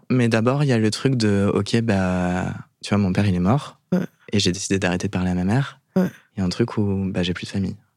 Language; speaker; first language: French; native; French